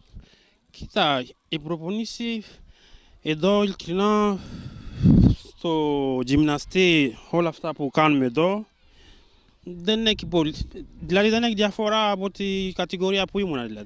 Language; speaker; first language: Greek; non-native, learner; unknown